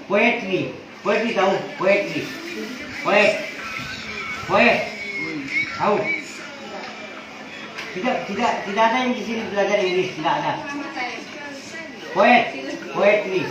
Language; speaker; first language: Indonesian; non-native, learner; Hindi